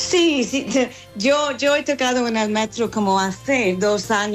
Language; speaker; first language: Spanish; non-native, fluent; English